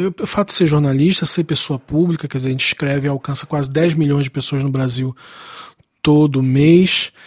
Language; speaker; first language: Portuguese; native; Portuguese